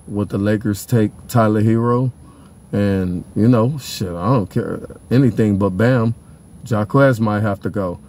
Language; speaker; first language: English; native; English